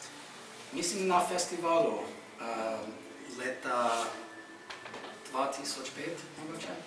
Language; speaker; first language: Slovenian; non-native, fluent; English